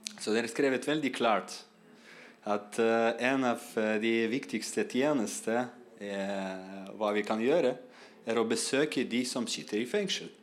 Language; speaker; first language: Norwegian; non-native, learner; Russian